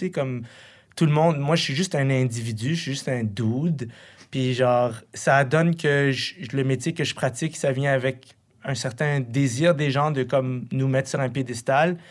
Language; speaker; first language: French; early bilingual, other home language; Arabic